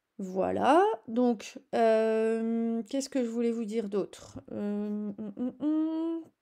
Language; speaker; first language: French; native; French